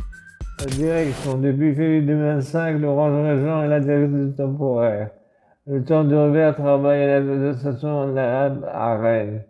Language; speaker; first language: French; native; French